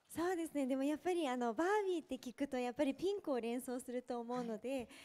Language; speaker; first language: Japanese; early bilingual, heritage; English